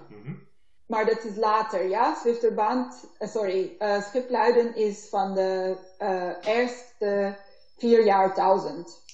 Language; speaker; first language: Dutch; non-native, learner; Turkish